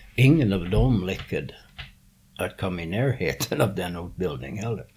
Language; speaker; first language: Swedish; early bilingual, other home language; English